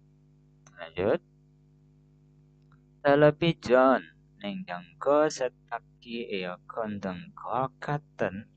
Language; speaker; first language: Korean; non-native, fluent; Indonesian